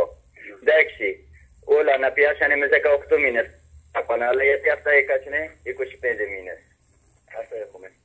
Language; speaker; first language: Greek; non-native, learner; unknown